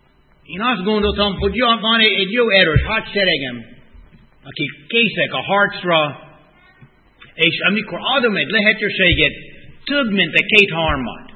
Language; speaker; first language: Hungarian; non-native, fluent; English